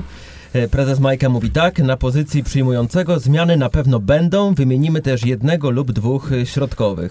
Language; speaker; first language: Polish; native; Polish